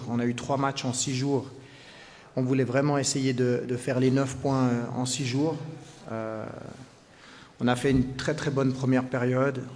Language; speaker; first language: French; native; French